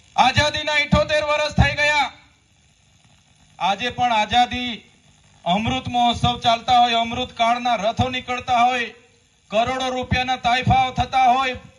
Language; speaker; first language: Gujarati; non-native, local second language; Vasavi